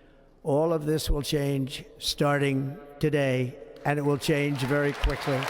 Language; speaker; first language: English; native; English